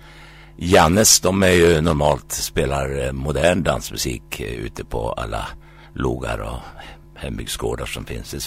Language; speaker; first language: Swedish; native; Swedish